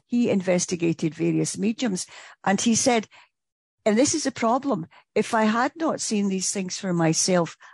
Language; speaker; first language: English; native; English